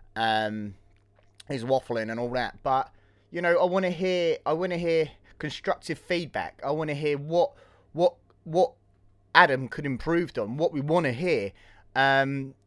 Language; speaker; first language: English; native; English